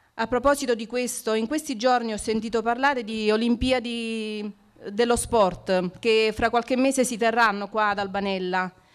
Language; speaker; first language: Italian; native; Italian